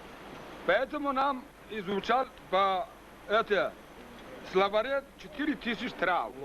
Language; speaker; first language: Russian; non-native, learner; Tajik